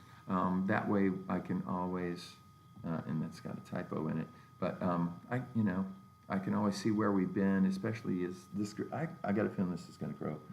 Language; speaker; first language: English; native; English